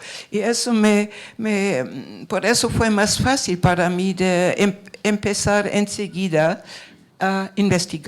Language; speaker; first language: Spanish; non-native, fluent; German